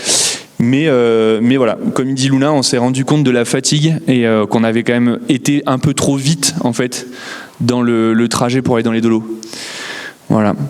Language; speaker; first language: French; native; French